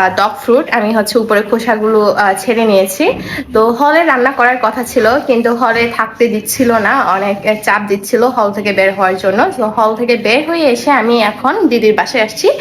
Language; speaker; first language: Bangla; non-native, local second language; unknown